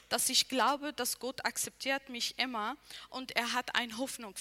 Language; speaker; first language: German; non-native, learner; Arabic